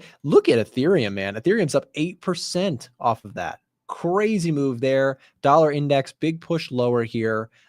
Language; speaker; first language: English; native; English